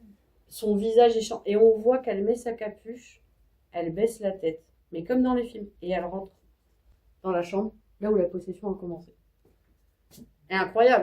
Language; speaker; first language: French; native; French